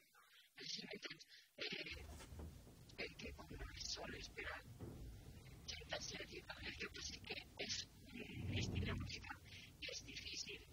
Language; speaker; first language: Catalan; non-native, local second language; Spanish